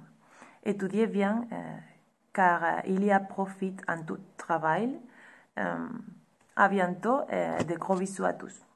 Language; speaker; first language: French; non-native, fluent; Spanish